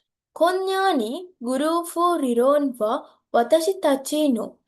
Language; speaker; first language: Japanese; non-native, learner; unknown